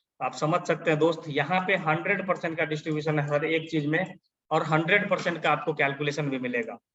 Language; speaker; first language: Hindi; native; Hindi